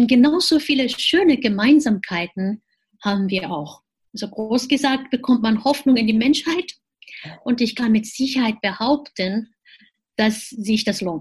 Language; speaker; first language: German; non-native, fluent; Japanese